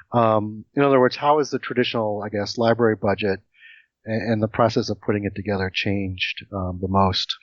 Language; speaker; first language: English; native; English